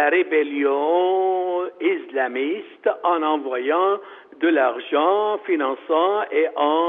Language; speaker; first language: French; non-native, fluent; Arabic